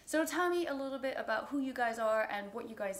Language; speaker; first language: English; native; English